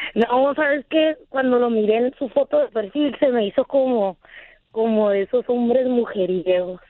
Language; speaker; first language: Spanish; native; Spanish